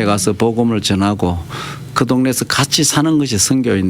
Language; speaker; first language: Korean; native; Korean